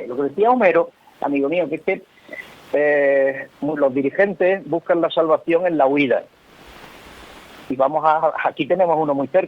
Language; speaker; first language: Spanish; native; Spanish